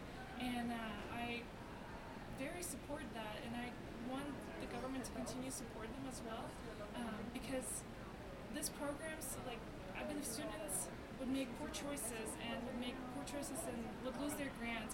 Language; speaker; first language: English; non-native, fluent; Russian